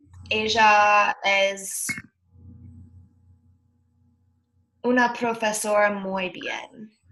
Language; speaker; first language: Spanish; non-native, learner; English